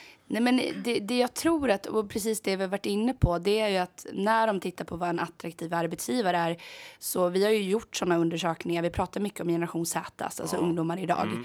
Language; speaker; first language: Swedish; native; Swedish